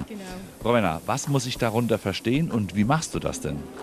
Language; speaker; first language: German; native; German